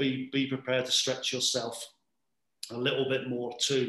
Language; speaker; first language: English; native; English